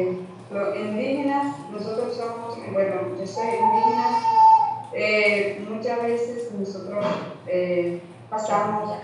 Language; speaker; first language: Spanish; non-native, local second language; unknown